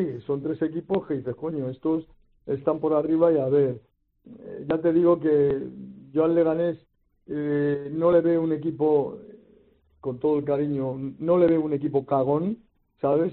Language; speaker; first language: Spanish; native; Spanish